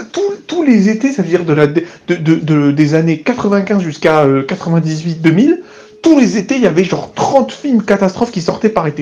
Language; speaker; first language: French; native; French